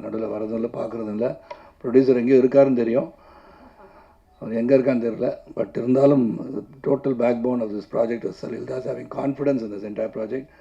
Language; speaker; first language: Tamil; native; Tamil